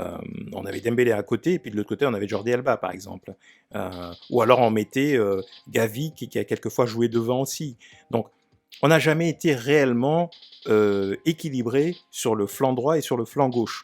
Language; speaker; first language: French; native; French